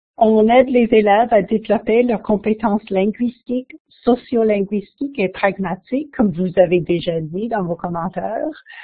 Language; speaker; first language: French; non-native, local second language; English